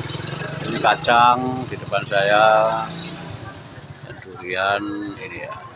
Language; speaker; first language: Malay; non-native, local second language; Javanese